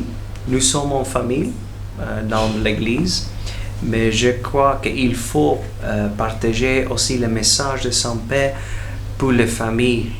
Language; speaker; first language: French; non-native, fluent; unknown